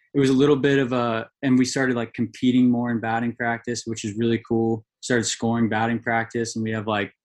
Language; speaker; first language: English; native; English